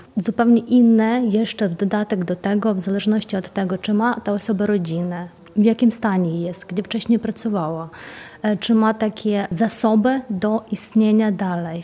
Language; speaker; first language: Polish; non-native, fluent; Ukrainian